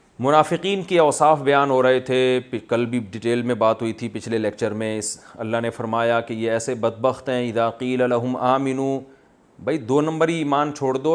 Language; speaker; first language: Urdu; native; Urdu